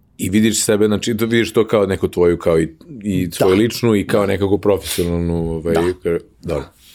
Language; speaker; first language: Serbian; native; Serbian